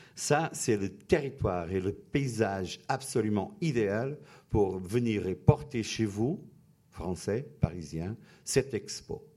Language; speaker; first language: French; non-native, fluent; Portuguese